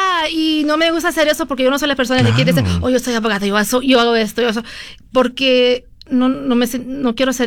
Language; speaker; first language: Spanish; early bilingual, heritage; Spanish